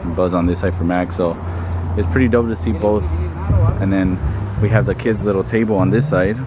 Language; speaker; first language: English; early bilingual, other home language; Spanish